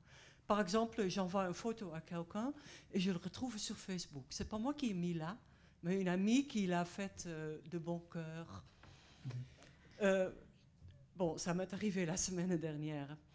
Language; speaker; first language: French; non-native, fluent; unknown